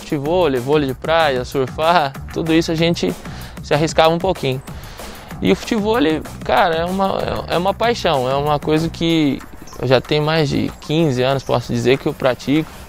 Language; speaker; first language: Portuguese; early bilingual, other home language; Spanish